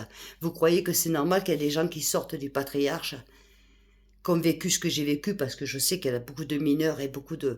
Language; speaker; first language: French; native; French